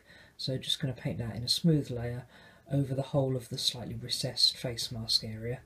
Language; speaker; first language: English; native; English